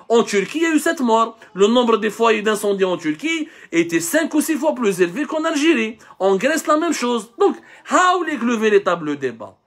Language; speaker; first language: French; non-native, local second language; Arabic